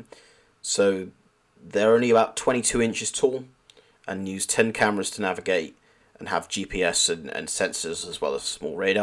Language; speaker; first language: English; native; English